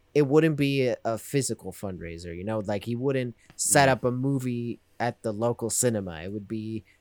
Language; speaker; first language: English; non-native, fluent; Spanish